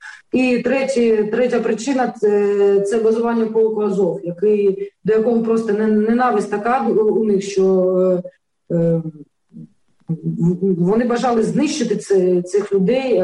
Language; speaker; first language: Ukrainian; native; Ukrainian